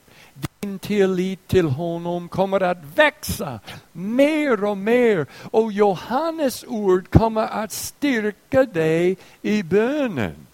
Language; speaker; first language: Swedish; non-native, fluent; English